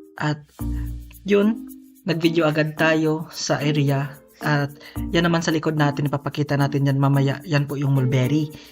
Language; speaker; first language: Filipino; non-native, local second language; Cebuano